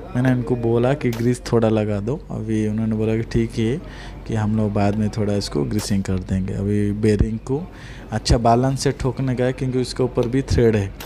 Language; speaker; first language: Hindi; non-native, local second language; Odia